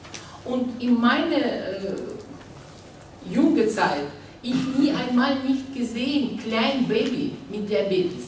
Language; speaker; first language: German; non-native, learner; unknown